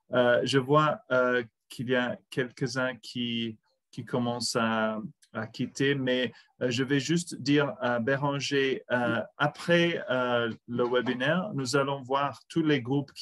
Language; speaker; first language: French; non-native, fluent; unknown